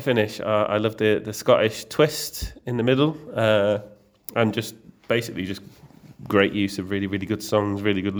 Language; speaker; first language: English; native; English